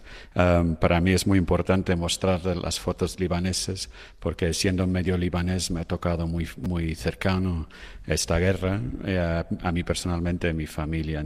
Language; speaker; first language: Spanish; non-native, fluent; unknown